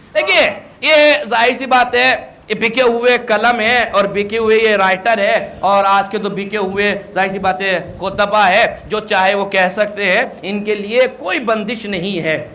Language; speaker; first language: Urdu; native; Urdu